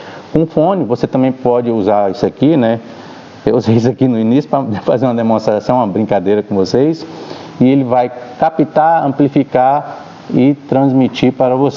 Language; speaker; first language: Portuguese; native; Portuguese